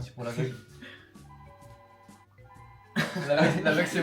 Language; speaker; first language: French; native; French